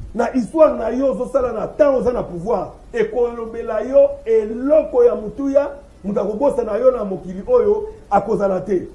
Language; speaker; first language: Lingala; non-native, local second language; Kituba (Democratic Republic of Congo)